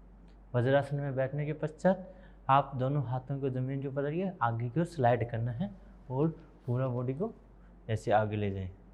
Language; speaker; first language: Hindi; native; Hindi